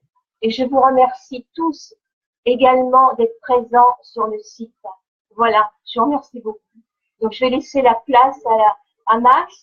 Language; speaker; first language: French; native; French